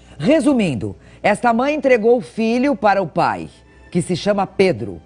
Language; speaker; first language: Portuguese; native; Portuguese